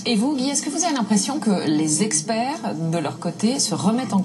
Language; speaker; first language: French; native; French